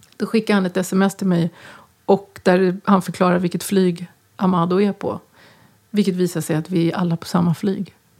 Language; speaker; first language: Swedish; native; Swedish